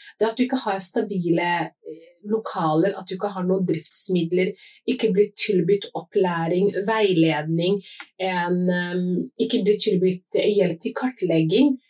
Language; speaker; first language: Norwegian; early bilingual, other home language; Somali